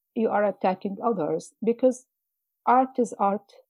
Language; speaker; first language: English; non-native, fluent; Arabic